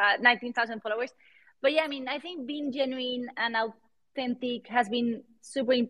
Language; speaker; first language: English; non-native, fluent; Spanish